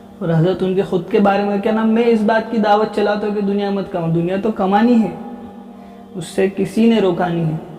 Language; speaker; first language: Urdu; non-native, local second language; Gujarati